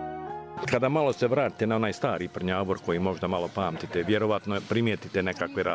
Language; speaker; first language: Serbian; native; Serbian